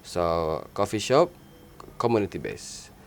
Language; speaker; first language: English; non-native, learner; Indonesian